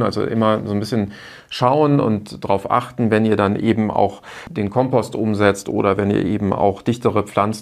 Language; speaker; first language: German; native; German